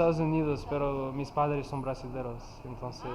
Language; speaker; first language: Spanish; non-native, learner; English